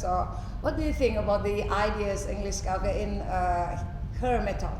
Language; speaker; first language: English; non-native, fluent; Indonesian